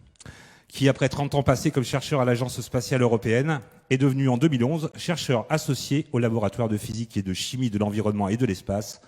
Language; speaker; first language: French; native; French